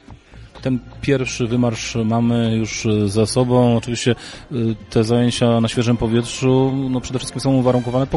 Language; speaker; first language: Polish; native; Polish